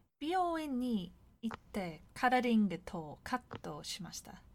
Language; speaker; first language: Japanese; non-native, learner; English